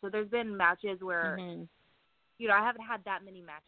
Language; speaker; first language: English; native; English